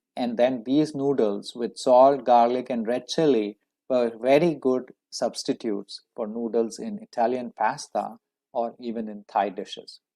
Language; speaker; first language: English; non-native, local second language; Marathi